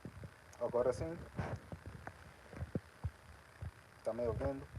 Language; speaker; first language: Portuguese; non-native, fluent; English